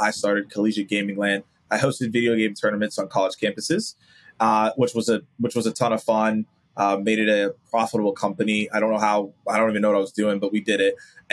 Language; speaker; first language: English; native; English